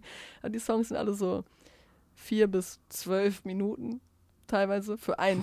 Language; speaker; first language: German; native; German